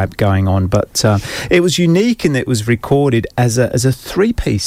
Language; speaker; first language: English; native; English